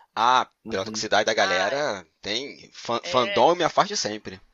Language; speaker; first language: Portuguese; native; Portuguese